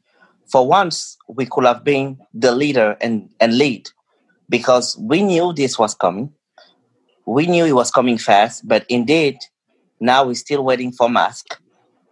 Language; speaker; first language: English; non-native, local second language; French